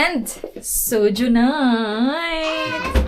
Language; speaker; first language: English; non-native, local second language; Filipino